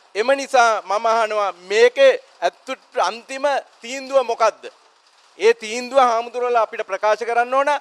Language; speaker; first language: Sinhala; native; Sinhala